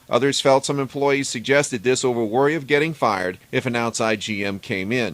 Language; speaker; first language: English; native; English